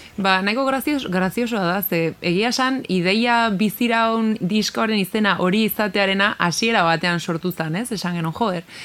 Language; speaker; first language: Basque; native; Basque